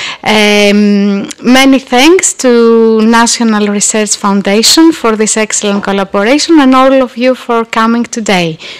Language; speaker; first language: English; non-native, fluent; Greek